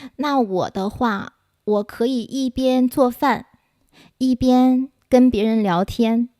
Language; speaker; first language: Chinese; native; Chinese